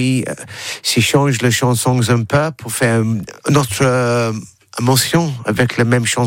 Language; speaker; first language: French; non-native, learner; English